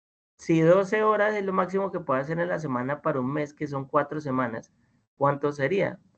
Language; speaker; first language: Spanish; native; Spanish